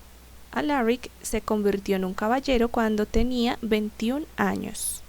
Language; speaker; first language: Spanish; native; Spanish